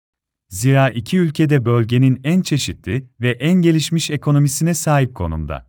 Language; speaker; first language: Turkish; native; Turkish